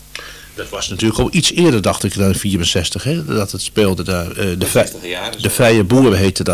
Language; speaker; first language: Dutch; native; Dutch